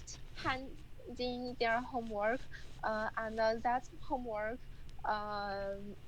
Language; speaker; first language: English; non-native, learner; Chinese